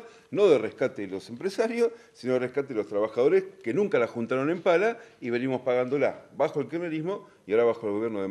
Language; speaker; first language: Spanish; native; Spanish